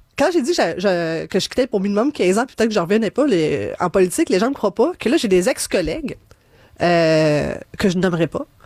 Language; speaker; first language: French; early bilingual, other home language; Arabic